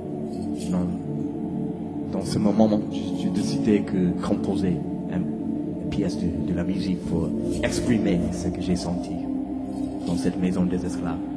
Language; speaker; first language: French; non-native, learner; English